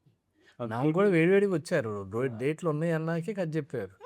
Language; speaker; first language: Telugu; native; Telugu